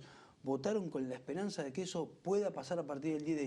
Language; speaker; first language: Spanish; native; Spanish